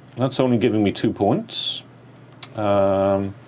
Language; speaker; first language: English; native; English